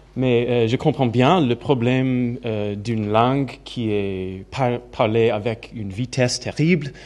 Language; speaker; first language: French; non-native, learner; English